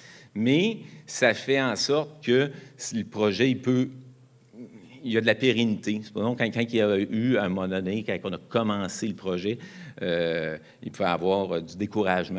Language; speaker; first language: French; native; French